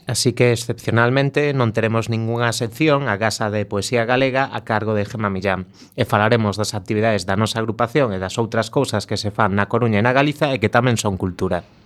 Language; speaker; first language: Galician; native; Galician